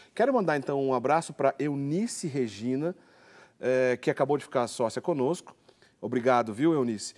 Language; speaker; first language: Portuguese; native; Portuguese